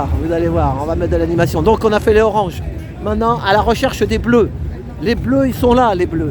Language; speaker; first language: French; native; French